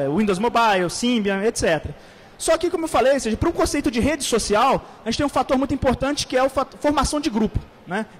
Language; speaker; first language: Portuguese; native; Portuguese